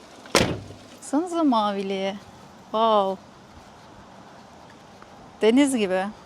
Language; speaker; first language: Turkish; native; Turkish